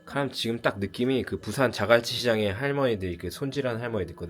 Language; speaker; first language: Korean; native; Korean